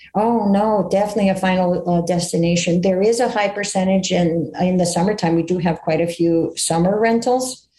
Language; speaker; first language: English; early bilingual, other home language; Greek